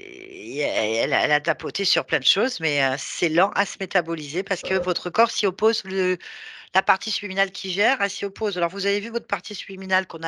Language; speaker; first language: French; native; French